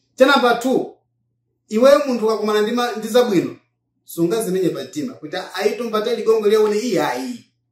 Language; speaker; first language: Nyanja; non-native, local second language; Yao